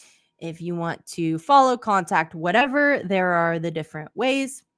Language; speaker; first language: English; native; English